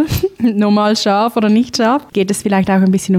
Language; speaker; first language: German; native; German